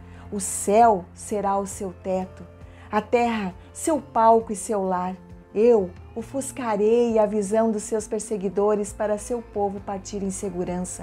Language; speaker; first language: Portuguese; native; Portuguese